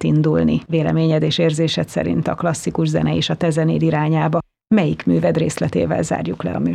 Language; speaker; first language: Hungarian; native; Hungarian